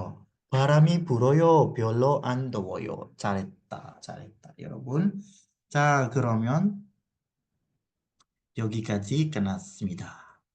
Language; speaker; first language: Korean; non-native, fluent; Indonesian